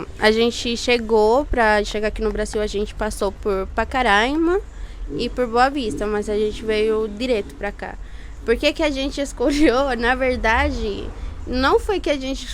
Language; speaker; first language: Portuguese; non-native, fluent; Spanish